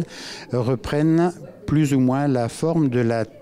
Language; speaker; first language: French; native; French